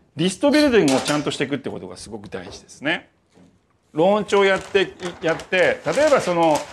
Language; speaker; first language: Japanese; native; Japanese